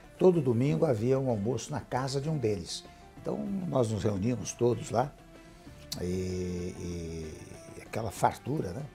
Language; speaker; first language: Portuguese; early bilingual, other home language; Arabic